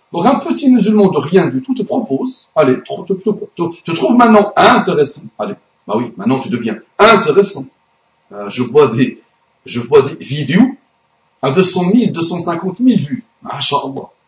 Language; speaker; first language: French; non-native, fluent; Arabic